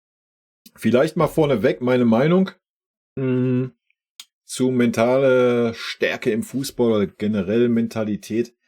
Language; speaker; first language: German; native; German